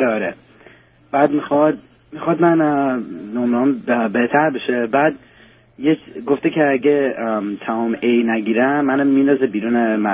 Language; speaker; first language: Persian; early bilingual, heritage; Persian